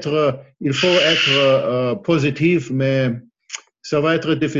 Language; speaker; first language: French; non-native, learner; English